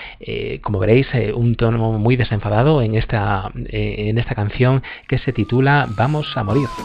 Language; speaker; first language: Spanish; native; Spanish